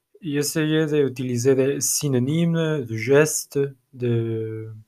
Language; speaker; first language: French; non-native, learner; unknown